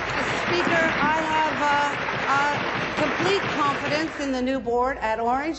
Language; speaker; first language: English; native; English